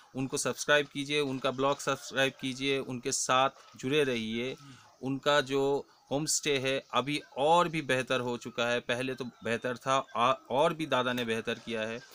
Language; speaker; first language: Hindi; non-native, local second language; Bangla